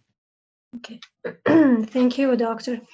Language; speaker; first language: English; non-native, learner; Arabic